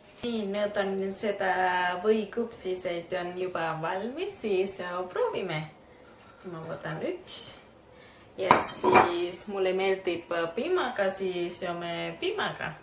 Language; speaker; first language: Estonian; non-native, learner; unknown